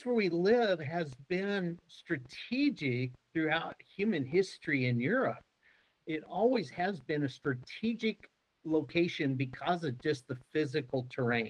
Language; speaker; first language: English; native; English